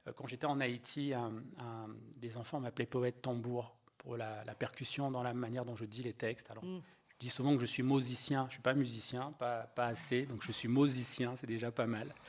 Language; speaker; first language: French; native; French